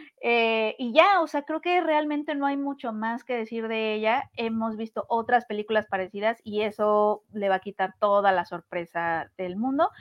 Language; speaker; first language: Spanish; native; Spanish